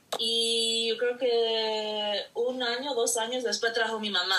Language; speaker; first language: Spanish; early bilingual, heritage; Spanish